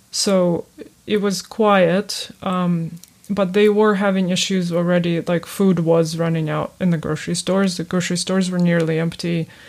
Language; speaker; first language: English; early bilingual, other home language; Ukrainian